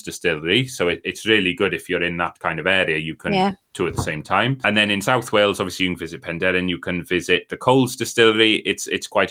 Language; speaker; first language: English; native; English